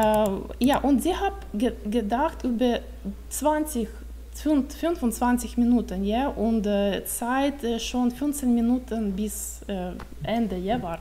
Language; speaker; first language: German; non-native, learner; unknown